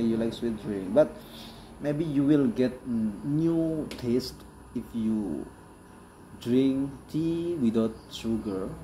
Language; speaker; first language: English; non-native, learner; Indonesian